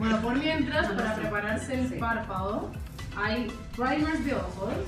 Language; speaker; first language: Spanish; native; Spanish